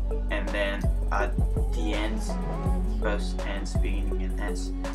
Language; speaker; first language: English; non-native, fluent; French